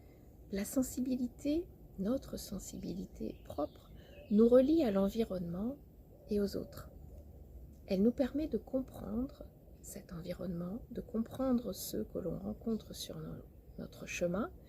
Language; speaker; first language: French; native; French